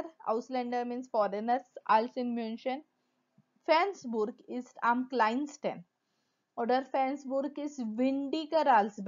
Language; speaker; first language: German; non-native, fluent; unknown